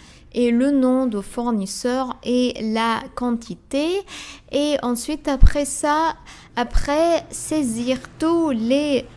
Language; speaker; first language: French; non-native, fluent; Arabic